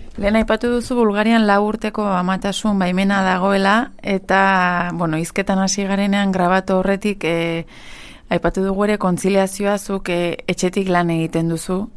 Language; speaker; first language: Basque; native; Basque